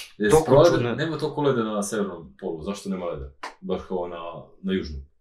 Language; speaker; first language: Serbian; non-native, local second language; Romanian